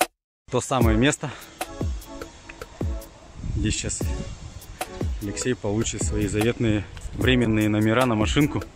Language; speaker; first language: Russian; native; Russian